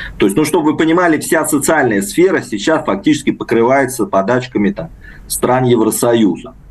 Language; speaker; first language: Russian; native; Russian